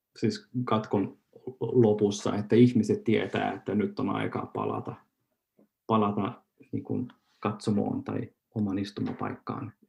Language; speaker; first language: Finnish; non-native, local second language; Swedish